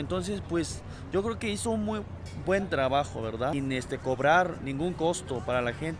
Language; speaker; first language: Spanish; non-native, fluent; Korean